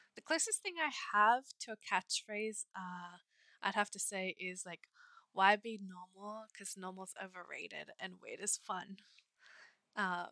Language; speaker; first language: English; native; English